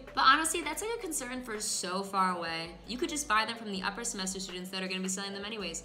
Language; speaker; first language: English; native; English